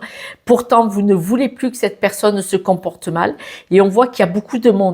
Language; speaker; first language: French; native; French